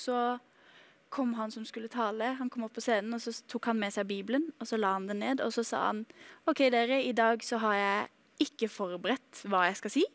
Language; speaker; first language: Norwegian; native; Norwegian